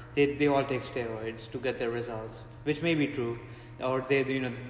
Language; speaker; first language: English; non-native, local second language; Gujarati